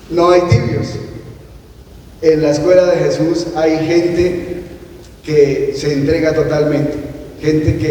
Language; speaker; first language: Spanish; native; Spanish